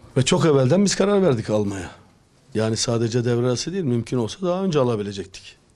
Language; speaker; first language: Turkish; native; Turkish